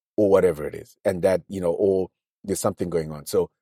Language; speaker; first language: English; non-native, local second language; Shona